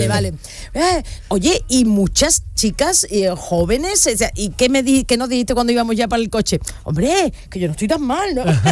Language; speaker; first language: Spanish; native; Spanish